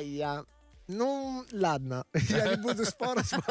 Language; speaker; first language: Russian; non-native, learner; Italian